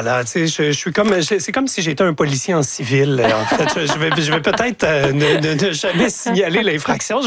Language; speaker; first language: French; native; French